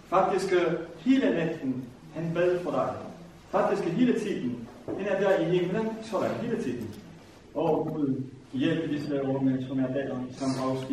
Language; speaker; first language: Danish; non-native, fluent; Vietnamese